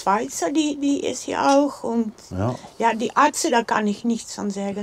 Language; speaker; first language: German; non-native, learner; Dutch